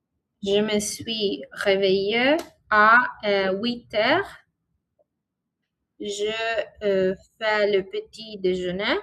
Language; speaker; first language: French; non-native, learner; Italian